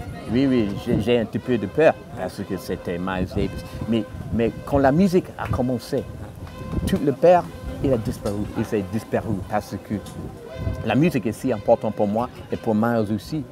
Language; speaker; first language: French; non-native, fluent; English